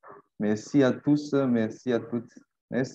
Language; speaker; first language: French; non-native, local second language; Malagasy